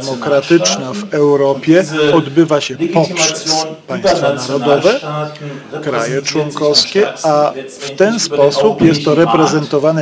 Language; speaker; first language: Polish; native; Polish